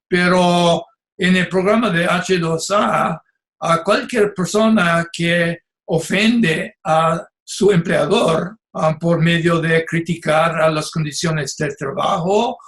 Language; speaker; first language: Spanish; non-native, fluent; English